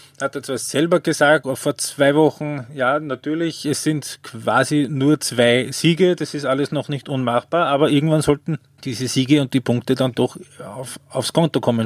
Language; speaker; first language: German; native; German